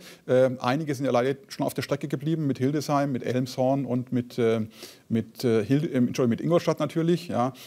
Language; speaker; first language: German; native; German